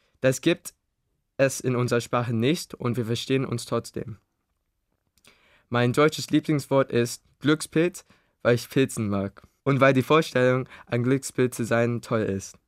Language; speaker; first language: German; early bilingual, other home language; Indonesian